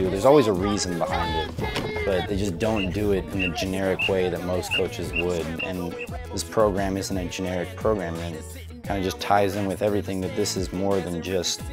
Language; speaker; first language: English; native; English